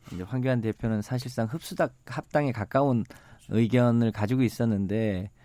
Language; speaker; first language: Korean; native; Korean